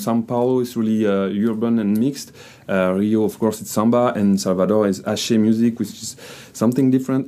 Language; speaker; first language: English; non-native, fluent; French